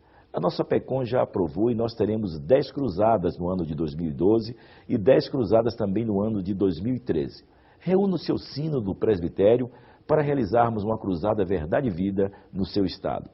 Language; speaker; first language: Portuguese; native; Portuguese